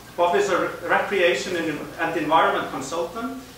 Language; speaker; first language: English; non-native, fluent; Icelandic